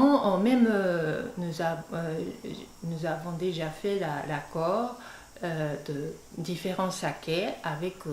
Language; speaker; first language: French; non-native, fluent; Japanese